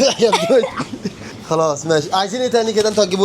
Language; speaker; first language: Arabic; native; Arabic